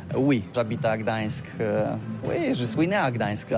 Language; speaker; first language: French; non-native, learner; Polish